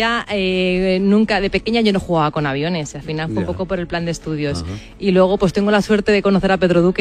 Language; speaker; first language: Spanish; native; Spanish